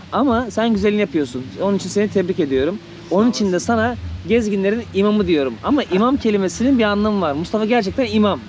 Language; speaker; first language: Turkish; native; Turkish